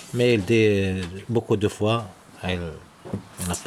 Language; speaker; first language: French; non-native, learner; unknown